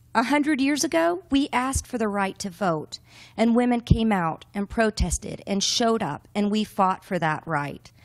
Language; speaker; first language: English; native; English